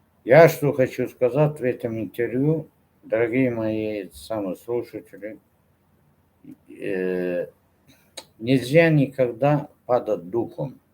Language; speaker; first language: Russian; non-native, local second language; Turkmen